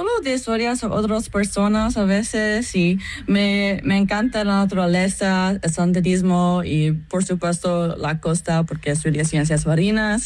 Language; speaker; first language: Spanish; non-native, fluent; English